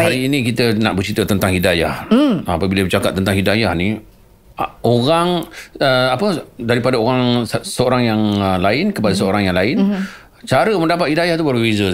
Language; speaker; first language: Malay; native; Malay